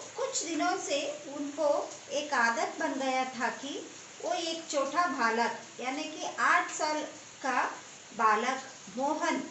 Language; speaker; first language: Hindi; non-native, local second language; Kannada